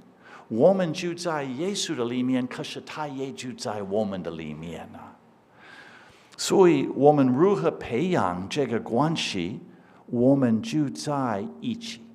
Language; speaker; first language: Chinese; non-native, fluent; English